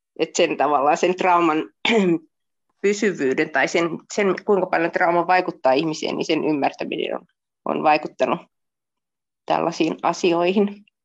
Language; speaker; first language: Finnish; early bilingual, other home language; Spanish